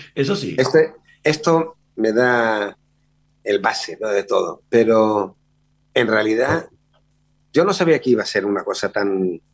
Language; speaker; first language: Spanish; early bilingual, other home language; Hebrew